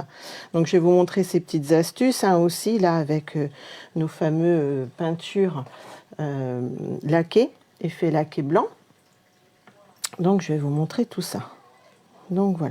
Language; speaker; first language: French; native; French